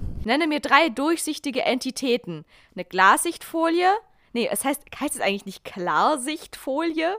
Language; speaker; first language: German; native; German